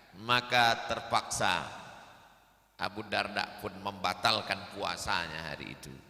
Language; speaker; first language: Indonesian; native; Indonesian